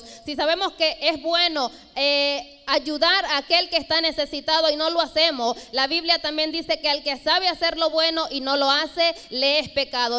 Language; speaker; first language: Spanish; native; Spanish